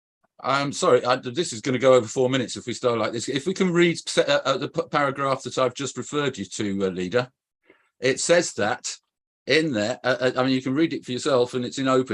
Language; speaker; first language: English; native; English